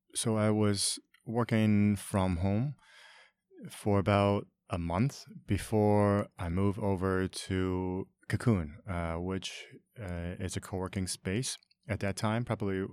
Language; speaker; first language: English; non-native, local second language; Cantonese